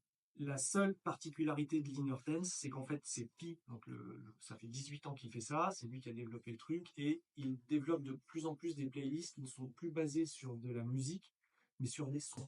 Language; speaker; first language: French; native; French